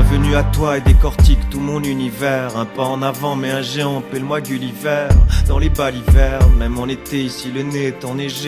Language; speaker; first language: French; native; French